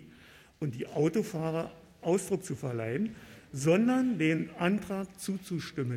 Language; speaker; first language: German; native; German